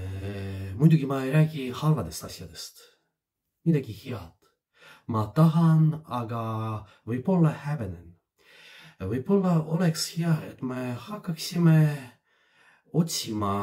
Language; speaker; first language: Estonian; non-native, fluent; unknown